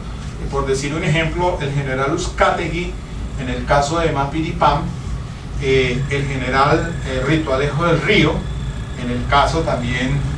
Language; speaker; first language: Spanish; native; Spanish